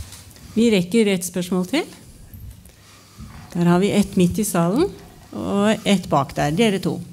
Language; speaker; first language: Norwegian; native; Norwegian